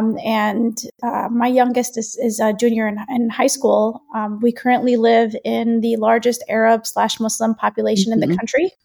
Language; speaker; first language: English; native; English